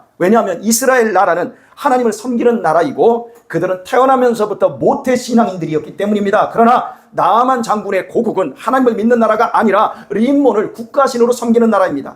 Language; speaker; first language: Korean; native; Korean